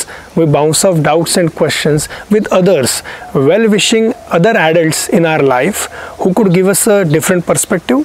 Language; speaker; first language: English; non-native, local second language; Marathi